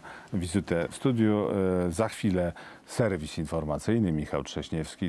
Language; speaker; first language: Polish; native; Polish